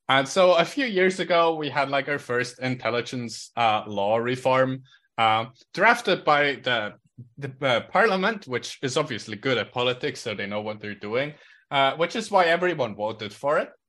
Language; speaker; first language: English; non-native, fluent; Swiss German